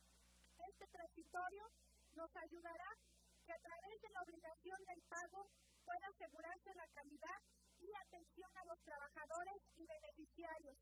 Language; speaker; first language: Spanish; native; Spanish